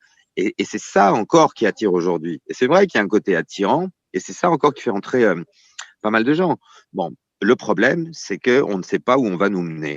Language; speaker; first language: French; native; French